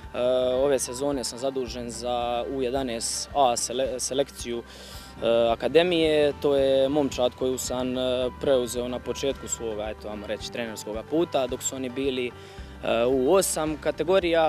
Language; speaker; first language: Croatian; native; Croatian